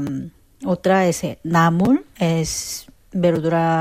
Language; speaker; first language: Spanish; non-native, learner; Korean